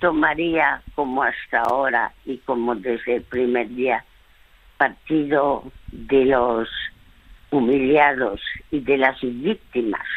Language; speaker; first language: Spanish; early bilingual, other home language; French